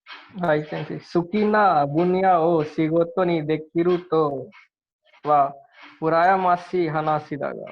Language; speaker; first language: Japanese; non-native, learner; Hindi